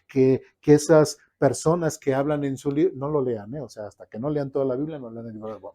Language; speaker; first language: Spanish; native; Spanish